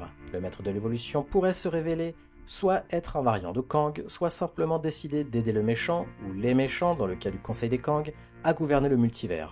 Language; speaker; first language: French; native; French